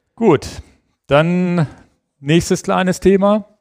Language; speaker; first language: German; native; German